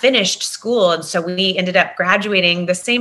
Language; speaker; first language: English; native; English